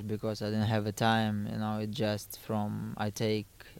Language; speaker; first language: English; non-native, fluent; Ukrainian